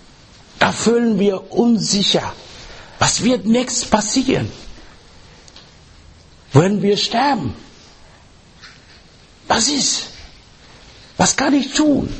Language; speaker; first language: German; non-native, learner; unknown